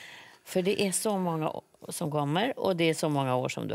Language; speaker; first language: Swedish; native; Swedish